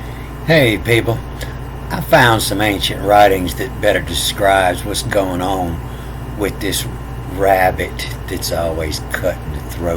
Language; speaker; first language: English; native; English